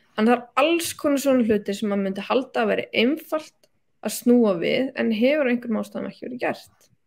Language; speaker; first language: Icelandic; native; Icelandic